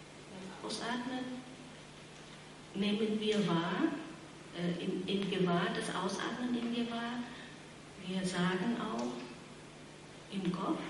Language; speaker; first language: German; non-native, fluent; Vietnamese